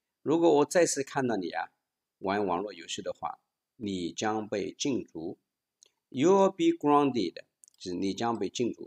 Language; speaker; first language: Chinese; native; Chinese